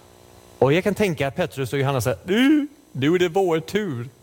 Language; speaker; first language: Swedish; non-native, fluent; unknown